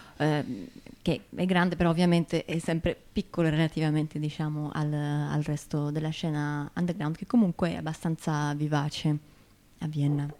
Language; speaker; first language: Italian; native; Italian